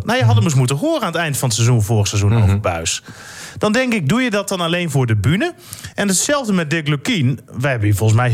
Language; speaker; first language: Dutch; native; Dutch